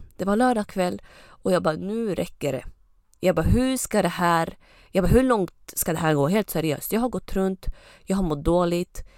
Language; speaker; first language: Swedish; early bilingual, other home language; Arabic